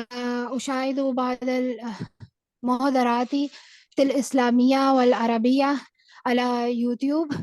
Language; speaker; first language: Arabic; non-native, learner; Urdu